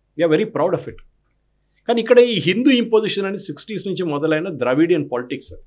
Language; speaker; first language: Telugu; non-native, fluent; Malayalam